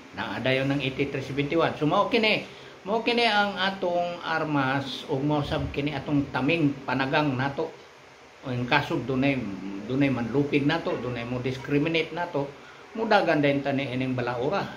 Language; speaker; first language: Cebuano; non-native, local second language; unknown